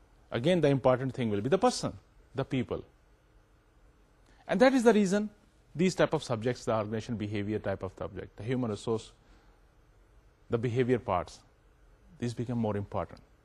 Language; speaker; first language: English; non-native, local second language; Urdu